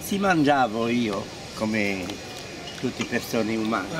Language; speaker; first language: Italian; non-native, learner; French